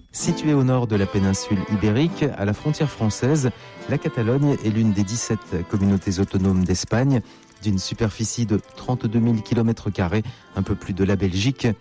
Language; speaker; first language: French; native; French